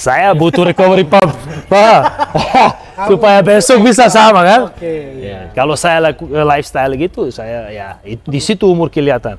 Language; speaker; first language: Indonesian; non-native, fluent; Serbian